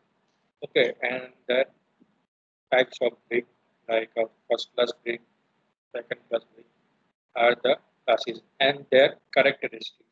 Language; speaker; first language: English; non-native, local second language; Gujarati